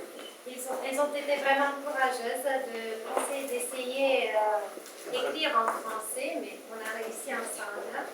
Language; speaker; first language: French; non-native, fluent; Romanian